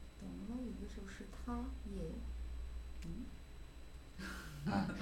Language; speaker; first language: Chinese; non-native, learner; Korean